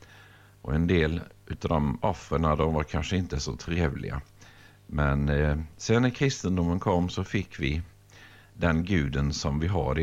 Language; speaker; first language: Swedish; native; Swedish